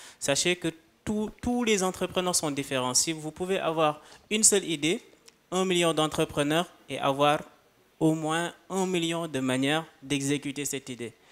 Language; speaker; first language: French; non-native, local second language; Wolof